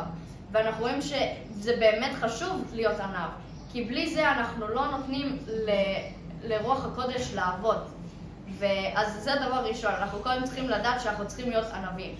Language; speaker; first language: Hebrew; early bilingual, other home language; English